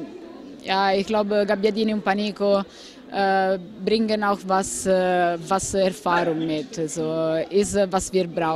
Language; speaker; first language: German; non-native, fluent; Italian